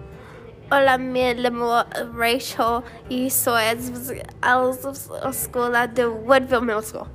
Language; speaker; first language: Spanish; non-native, learner; English